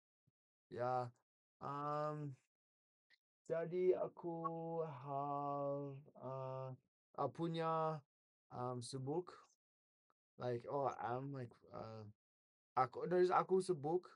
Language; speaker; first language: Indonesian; non-native, learner; English